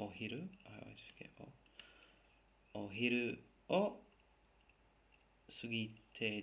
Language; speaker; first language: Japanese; non-native, fluent; English